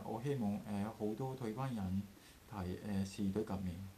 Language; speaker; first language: Cantonese; non-native, learner; Japanese